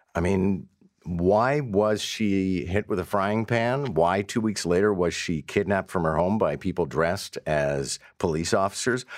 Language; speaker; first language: English; native; English